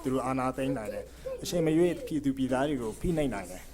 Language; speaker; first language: Burmese; non-native, fluent; English